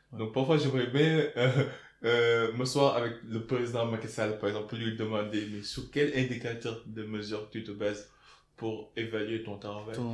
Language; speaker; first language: French; non-native, local second language; Wolof